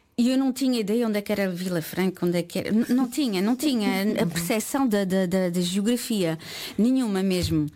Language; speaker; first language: Portuguese; early bilingual, heritage; Portuguese